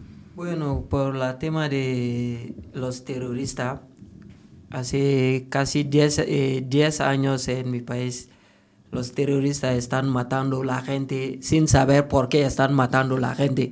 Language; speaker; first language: Spanish; non-native, learner; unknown